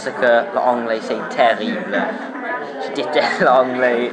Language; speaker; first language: French; non-native, learner; English